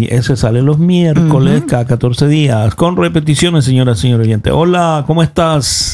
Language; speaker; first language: Spanish; native; Spanish